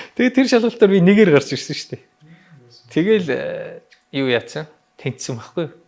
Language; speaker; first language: Mongolian; native; Mongolian